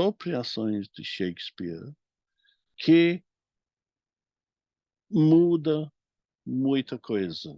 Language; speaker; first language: Portuguese; non-native, fluent; English